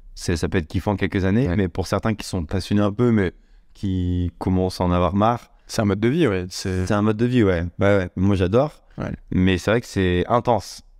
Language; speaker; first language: French; native; French